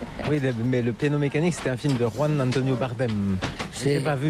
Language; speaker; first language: French; native; French